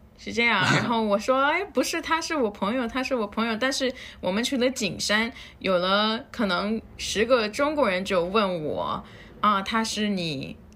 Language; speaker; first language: Chinese; non-native, fluent; Spanish